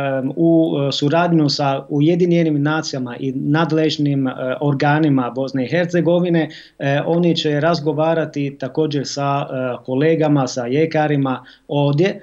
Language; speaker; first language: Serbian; non-native, fluent; Italian